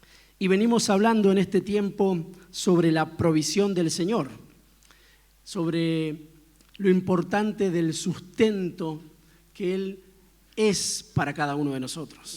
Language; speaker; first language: Spanish; native; Spanish